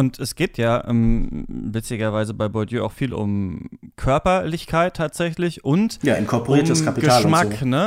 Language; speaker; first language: German; native; German